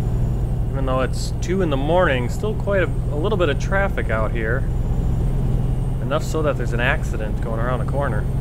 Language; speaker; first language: English; native; English